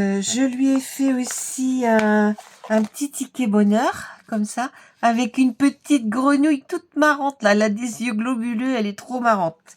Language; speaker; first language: French; native; French